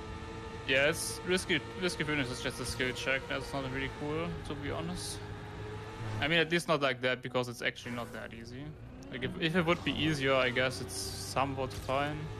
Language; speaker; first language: English; non-native, fluent; German